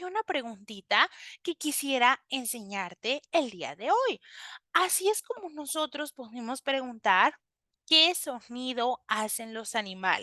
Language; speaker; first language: Spanish; native; Spanish